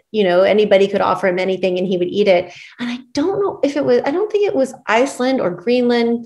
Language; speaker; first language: English; native; English